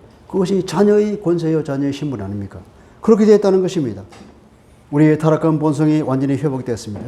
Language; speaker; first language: Korean; native; Korean